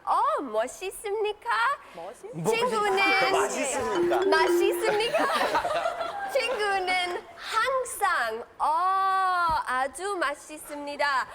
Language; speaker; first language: Korean; non-native, learner; English